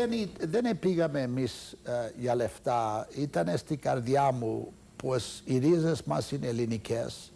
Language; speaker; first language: Greek; early bilingual, heritage; Greek